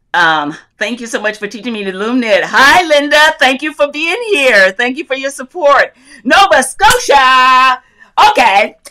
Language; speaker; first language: English; native; English